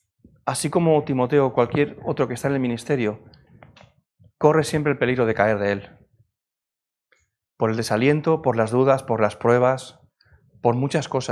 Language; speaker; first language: Spanish; native; Spanish